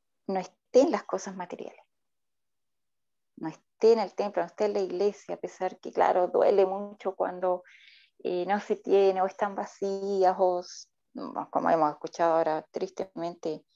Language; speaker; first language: Spanish; native; Spanish